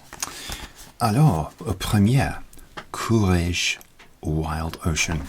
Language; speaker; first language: French; non-native, learner; English